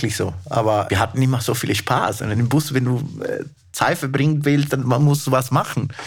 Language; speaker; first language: German; non-native, fluent; Spanish